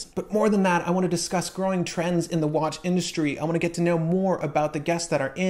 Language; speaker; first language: English; native; English